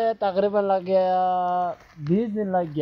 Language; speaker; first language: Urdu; non-native, local second language; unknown